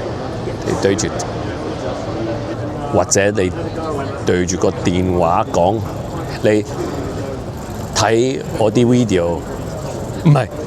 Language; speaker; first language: Cantonese; early bilingual, heritage; English